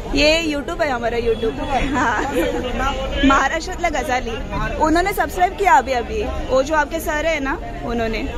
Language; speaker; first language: Hindi; non-native, local second language; Marathi